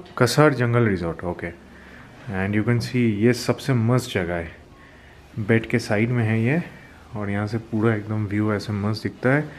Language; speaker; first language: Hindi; non-native, local second language; Bangla